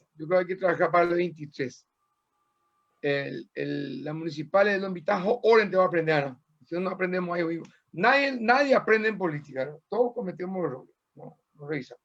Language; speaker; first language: Spanish; native; Spanish